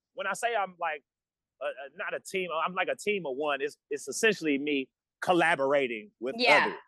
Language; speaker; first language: English; native; English